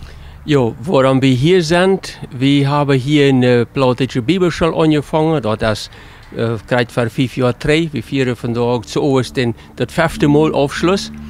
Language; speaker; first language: German; non-native, local second language; Plautdietsch